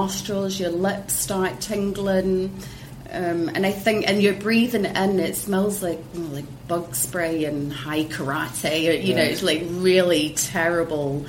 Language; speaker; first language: English; native; English